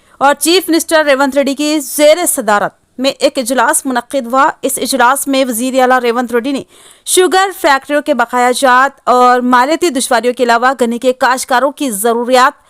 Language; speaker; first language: Hindi; non-native, local second language; Urdu